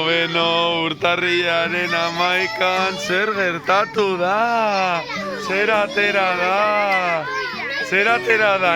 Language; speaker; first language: Basque; native; Basque